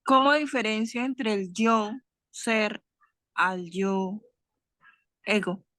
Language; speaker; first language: Spanish; native; Spanish